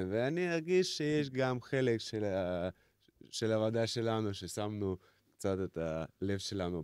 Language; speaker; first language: Hebrew; non-native, fluent; Russian